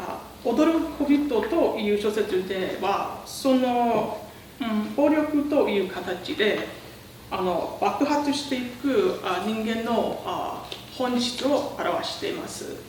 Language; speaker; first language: Japanese; non-native, fluent; English